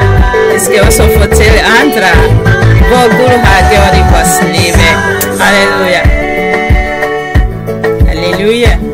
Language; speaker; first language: Danish; non-native, learner; Kinyarwanda